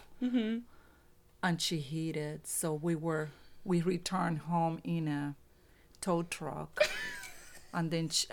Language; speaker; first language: English; non-native, fluent; Spanish